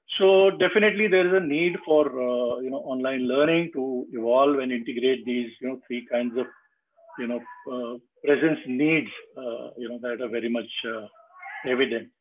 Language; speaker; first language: English; non-native, local second language; Marathi